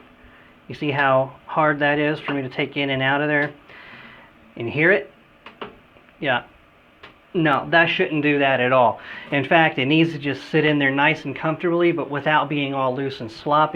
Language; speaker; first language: English; native; English